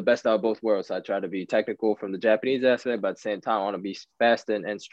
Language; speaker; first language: English; early bilingual, other home language; Japanese